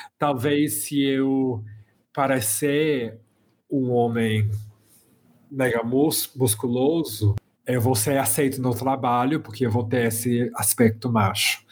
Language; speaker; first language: Portuguese; non-native, fluent; English